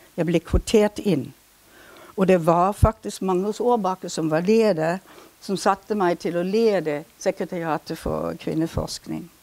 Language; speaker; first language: Norwegian; non-native, fluent; German